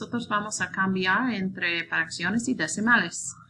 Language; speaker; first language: Spanish; non-native, learner; English